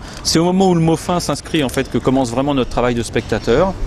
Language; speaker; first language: French; native; French